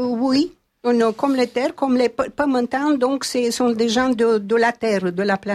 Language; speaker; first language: French; non-native, fluent; Romanian